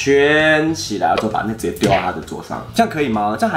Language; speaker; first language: Chinese; native; Chinese